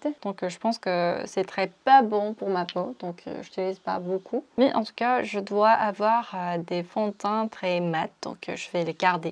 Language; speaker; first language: French; non-native, fluent; Korean